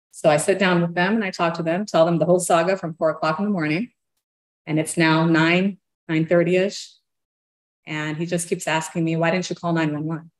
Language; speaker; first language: English; early bilingual, other home language; Portuguese